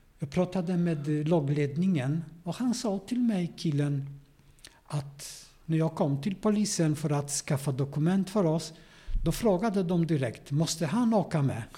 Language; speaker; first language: Swedish; non-native, fluent; Polish